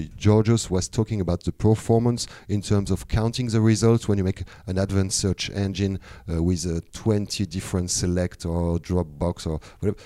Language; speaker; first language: English; non-native, fluent; French